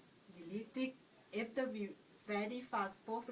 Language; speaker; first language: Danish; non-native, learner; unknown